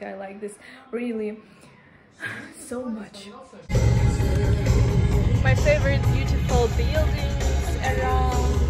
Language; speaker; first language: English; non-native, learner; Russian